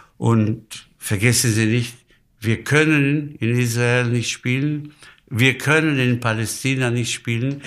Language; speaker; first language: German; non-native, fluent; Spanish